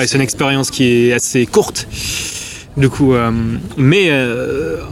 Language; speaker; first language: French; non-native, fluent; English